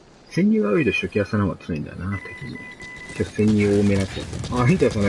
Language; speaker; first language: Japanese; native; Japanese